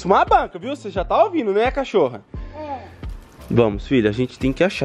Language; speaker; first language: Portuguese; native; Portuguese